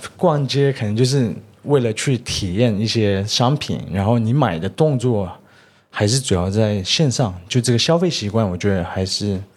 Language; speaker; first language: Chinese; early bilingual, heritage; Chinese